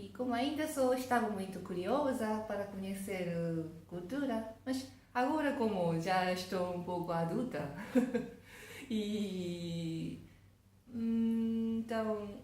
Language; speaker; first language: Portuguese; non-native, fluent; Japanese